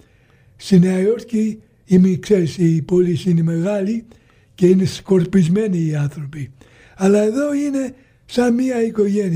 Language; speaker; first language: Greek; early bilingual, heritage; Greek